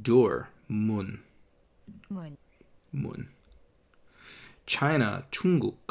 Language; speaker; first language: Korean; non-native, learner; English